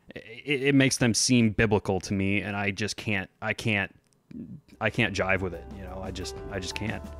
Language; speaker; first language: English; native; English